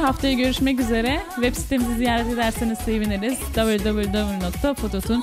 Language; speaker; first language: Turkish; native; Turkish